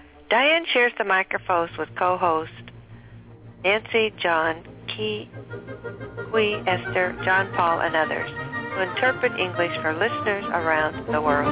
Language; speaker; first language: English; native; English